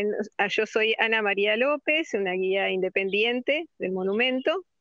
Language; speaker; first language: Spanish; native; Spanish